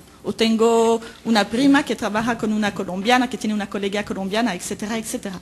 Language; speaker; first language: Spanish; native; Spanish